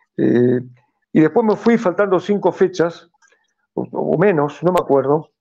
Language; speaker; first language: Spanish; native; Spanish